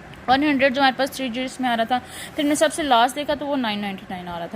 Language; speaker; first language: Hindi; non-native, local second language; Punjabi